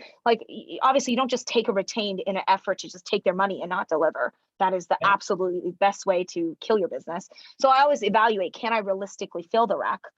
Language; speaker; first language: English; early bilingual, other home language; Chinese